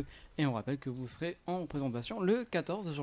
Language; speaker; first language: French; native; French